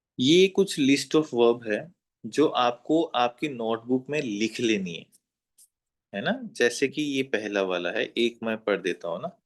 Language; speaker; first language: Hindi; native; Hindi